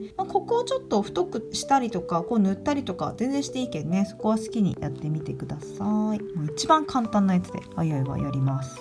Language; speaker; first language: Japanese; native; Japanese